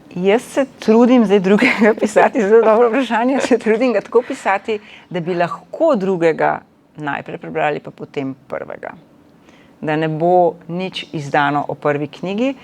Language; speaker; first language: Slovenian; native; Slovenian